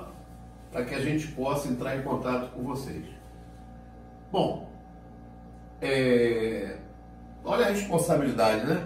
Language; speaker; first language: Portuguese; native; Portuguese